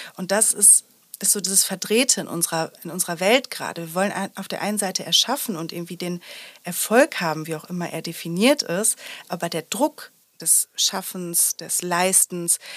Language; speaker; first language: German; native; German